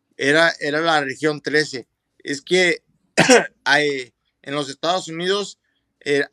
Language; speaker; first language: Spanish; early bilingual, heritage; Spanish